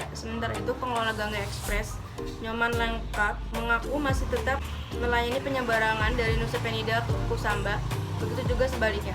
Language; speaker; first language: Indonesian; native; Indonesian